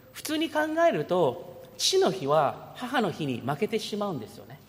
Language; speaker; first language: Japanese; early bilingual, heritage; Japanese